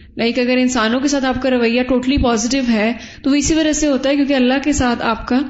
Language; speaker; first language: Urdu; native; Urdu